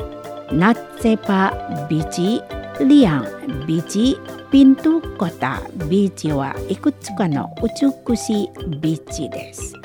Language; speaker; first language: Japanese; non-native, learner; Indonesian